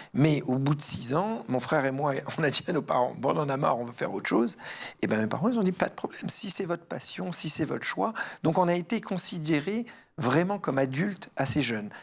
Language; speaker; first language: French; early bilingual, other home language; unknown